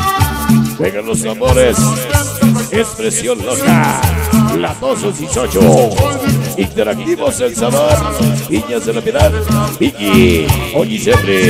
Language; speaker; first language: Spanish; native; Spanish